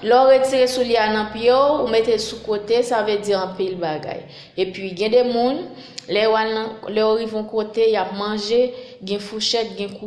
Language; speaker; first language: French; non-native, local second language; Haitian Creole